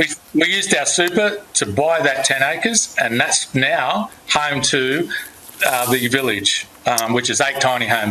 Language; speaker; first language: English; native; English